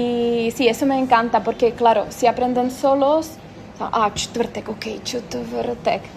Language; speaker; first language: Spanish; non-native, fluent; Czech